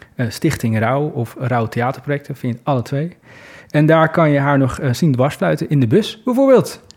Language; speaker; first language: Dutch; native; Dutch